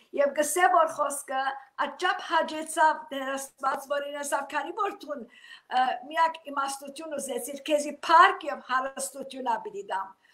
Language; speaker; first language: Armenian; early bilingual, heritage; Armenian